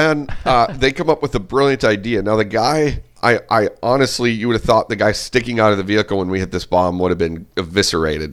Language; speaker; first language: English; native; English